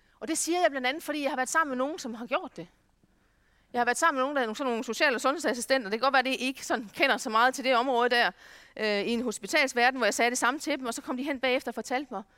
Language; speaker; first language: Danish; native; Danish